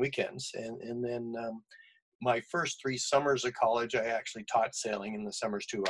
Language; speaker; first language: English; native; English